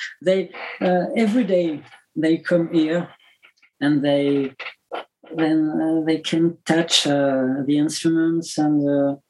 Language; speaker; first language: English; non-native, learner; French